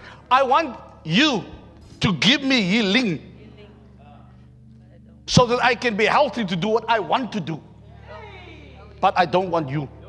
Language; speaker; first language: English; non-native, local second language; Afrikaans